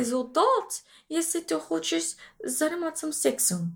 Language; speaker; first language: Russian; non-native, learner; English